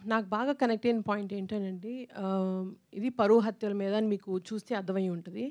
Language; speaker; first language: Telugu; native; Telugu